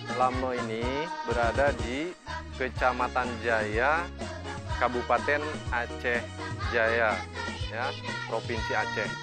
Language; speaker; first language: Indonesian; non-native, local second language; Sundanese